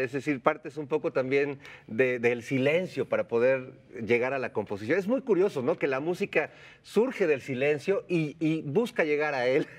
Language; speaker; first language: Spanish; native; Spanish